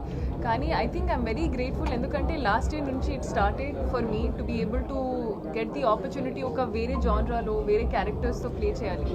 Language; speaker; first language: Telugu; non-native, learner; Hindi